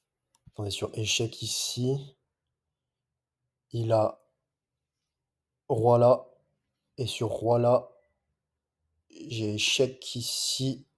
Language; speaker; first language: French; native; French